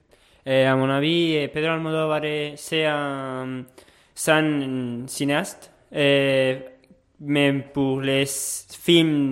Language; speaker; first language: French; non-native, learner; Spanish